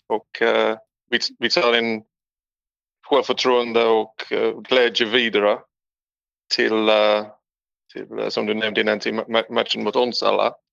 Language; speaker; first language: Swedish; non-native, learner; English